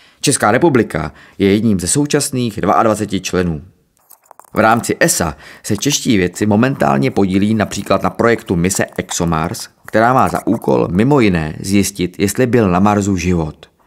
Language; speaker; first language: Czech; native; Czech